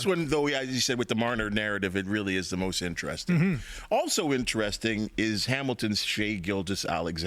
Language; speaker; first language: English; native; English